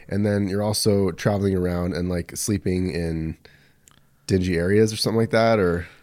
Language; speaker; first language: English; early bilingual, other home language; Spanish